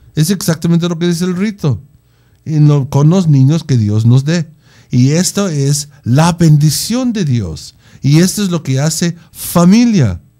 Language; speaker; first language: Spanish; non-native, fluent; English